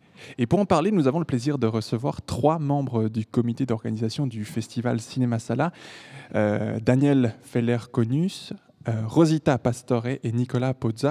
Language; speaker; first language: French; native; French